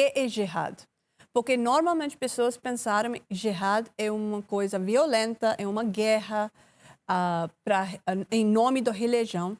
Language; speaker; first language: Portuguese; non-native, learner; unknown